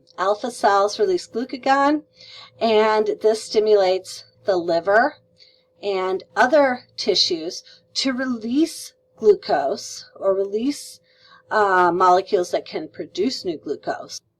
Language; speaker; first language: English; native; English